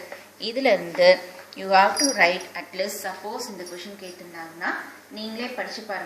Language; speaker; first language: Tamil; native; Tamil